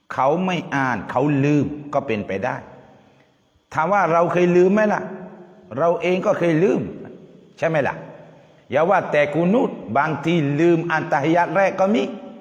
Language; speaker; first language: Thai; native; Thai